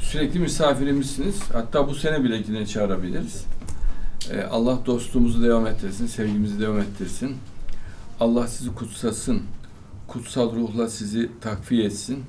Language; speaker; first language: Turkish; native; Turkish